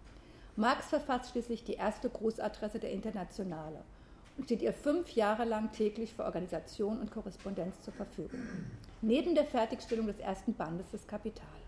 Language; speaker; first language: German; native; German